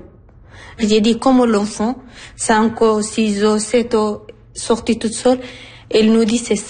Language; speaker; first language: French; non-native, learner; Arabic